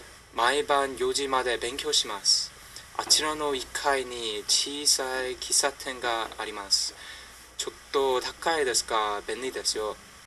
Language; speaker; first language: Japanese; non-native, learner; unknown